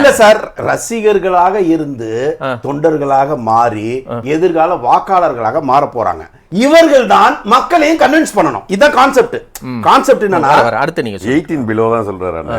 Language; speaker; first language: Tamil; native; Tamil